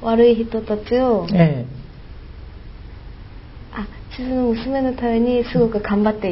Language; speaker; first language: Japanese; non-native, fluent; Korean